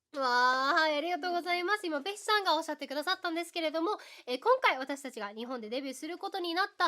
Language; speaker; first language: Japanese; native; Japanese